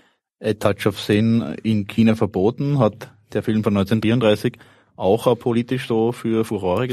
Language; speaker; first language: German; native; German